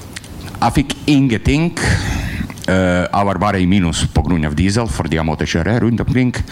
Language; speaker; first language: Norwegian; non-native, learner; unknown